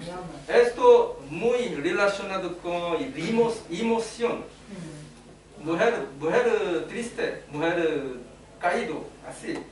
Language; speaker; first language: Spanish; non-native, learner; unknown